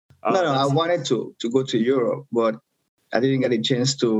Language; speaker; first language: English; non-native, local second language; French